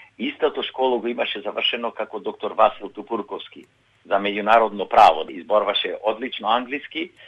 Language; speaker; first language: Macedonian; native; Macedonian